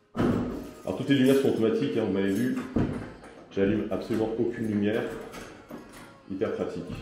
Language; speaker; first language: French; native; French